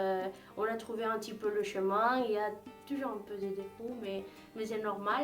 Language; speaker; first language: French; non-native, fluent; Spanish